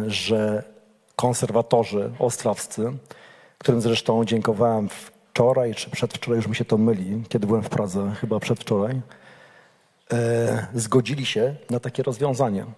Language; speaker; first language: Polish; native; Polish